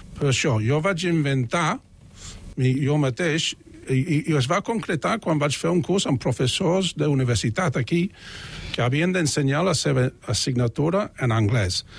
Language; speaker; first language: Catalan; non-native, fluent; English